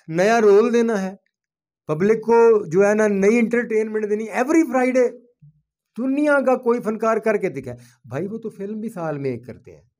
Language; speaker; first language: Urdu; non-native, local second language; Punjabi